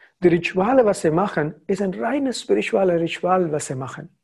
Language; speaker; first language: German; non-native, learner; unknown